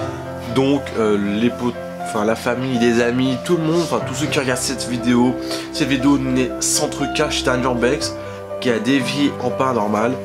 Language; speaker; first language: French; native; French